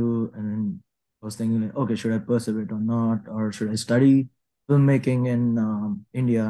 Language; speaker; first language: English; non-native, local second language; Telugu